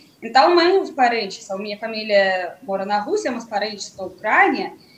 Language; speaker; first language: Portuguese; non-native, fluent; Russian